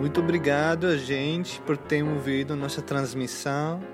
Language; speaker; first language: Portuguese; non-native, learner; Greek